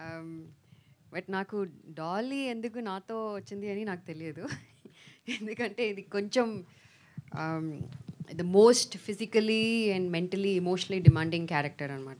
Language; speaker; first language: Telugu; non-native, learner; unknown